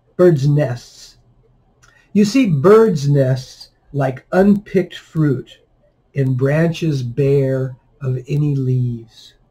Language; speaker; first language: English; native; English